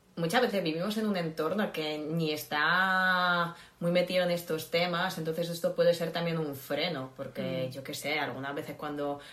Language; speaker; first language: Spanish; non-native, fluent; Polish